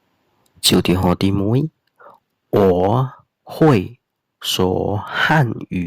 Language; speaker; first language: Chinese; non-native, fluent; Khmer